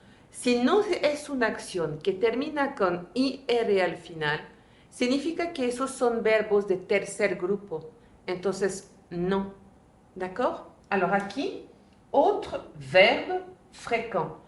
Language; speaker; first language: Spanish; non-native, fluent; French